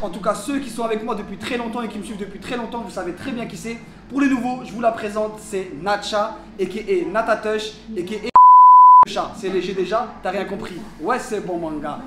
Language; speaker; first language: French; native; French